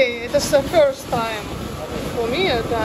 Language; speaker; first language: English; non-native, learner; Russian